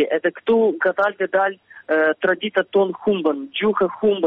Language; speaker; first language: Albanian; early bilingual, heritage; Albanian